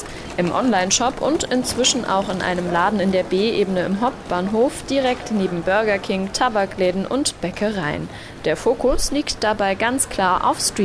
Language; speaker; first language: German; native; German